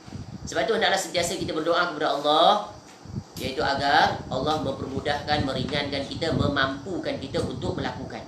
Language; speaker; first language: Malay; native; Malay